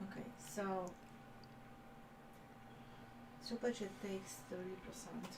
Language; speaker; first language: English; native; English